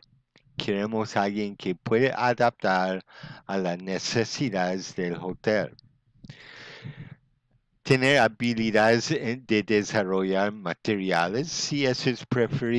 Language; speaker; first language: Spanish; non-native, fluent; English